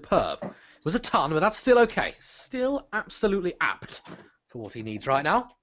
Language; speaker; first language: English; native; English